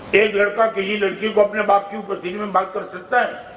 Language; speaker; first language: Hindi; non-native, local second language; Gujarati